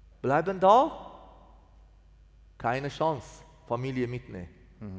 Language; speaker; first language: German; non-native, learner; Persian